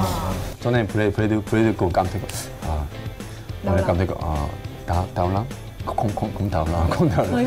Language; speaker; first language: Vietnamese; non-native, learner; Korean